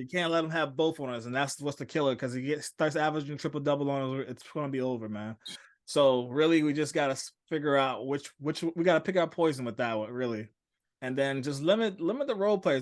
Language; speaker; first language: English; native; English